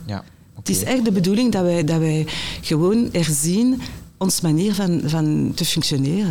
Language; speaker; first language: Dutch; non-native, local second language; French